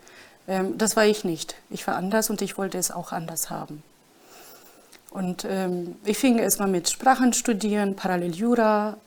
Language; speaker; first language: German; non-native, fluent; Romany